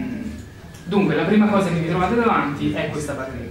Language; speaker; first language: Italian; native; Italian